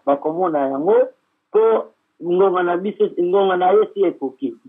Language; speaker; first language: Lingala; non-native, local second language; Kongo